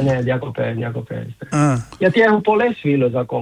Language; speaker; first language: Greek; non-native, learner; Portuguese